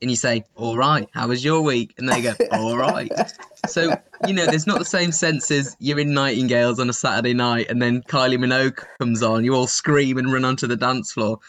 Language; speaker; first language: English; native; English